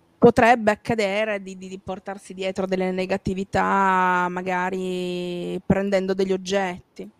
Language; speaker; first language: Italian; native; Italian